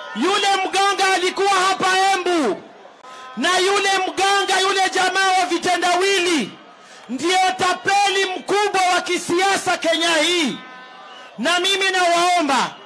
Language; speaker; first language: Swahili; native; Swahili